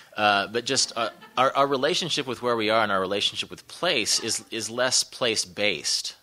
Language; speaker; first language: English; native; English